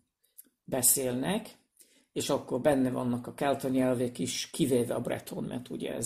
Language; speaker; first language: Hungarian; non-native, fluent; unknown